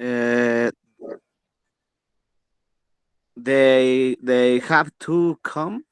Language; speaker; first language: English; non-native, learner; Spanish